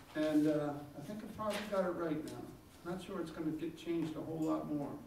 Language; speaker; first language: English; native; English